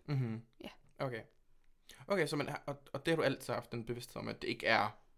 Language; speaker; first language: Danish; native; Danish